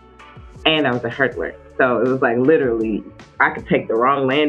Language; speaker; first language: English; native; English